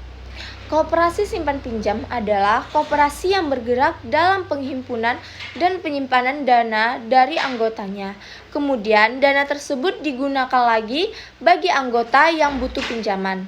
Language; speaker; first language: Indonesian; native; Indonesian